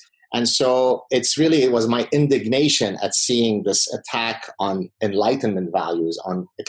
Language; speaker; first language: English; non-native, fluent; Arabic